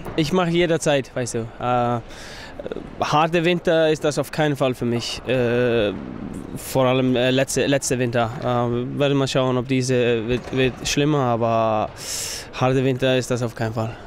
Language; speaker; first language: German; non-native, fluent; Icelandic